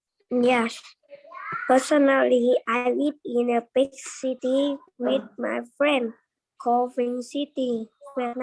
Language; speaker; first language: English; non-native, learner; Vietnamese